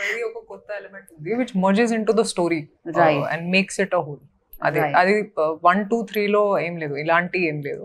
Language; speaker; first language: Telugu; non-native, fluent; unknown